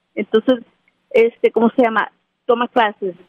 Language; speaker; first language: Spanish; native; Spanish